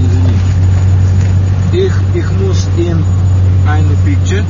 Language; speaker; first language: German; non-native, learner; Russian